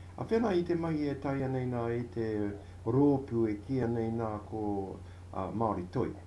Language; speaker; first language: Māori; non-native, local second language; English